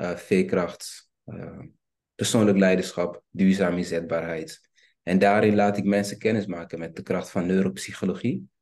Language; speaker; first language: Dutch; early bilingual, other home language; Kinyarwanda